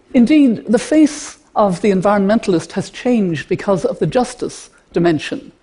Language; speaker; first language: English; native; English